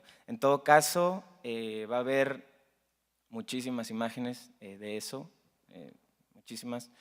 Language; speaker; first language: Spanish; native; Spanish